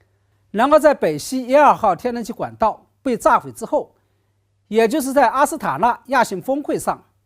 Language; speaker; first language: Chinese; native; Chinese